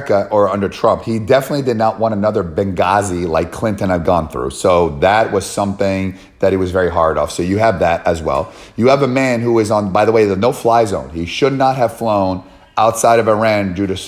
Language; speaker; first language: English; native; English